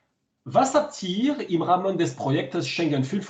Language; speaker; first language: German; non-native, fluent; French